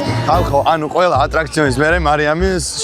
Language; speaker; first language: Georgian; native; Georgian